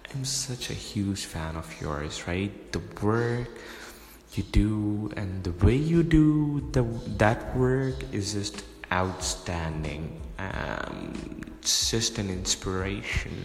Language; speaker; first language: English; non-native, local second language; Urdu